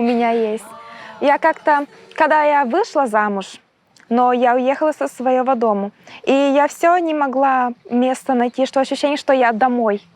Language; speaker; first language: Russian; non-native, fluent; Portuguese